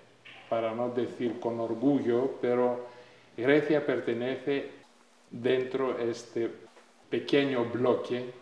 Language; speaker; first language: Spanish; non-native, fluent; Greek